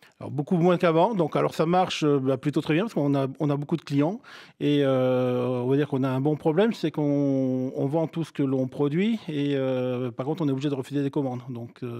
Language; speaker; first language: French; native; French